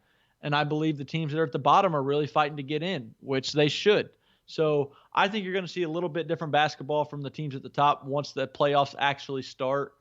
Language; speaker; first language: English; native; English